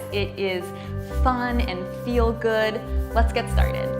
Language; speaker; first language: English; native; English